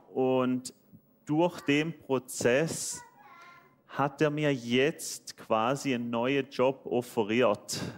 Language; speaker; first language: German; native; German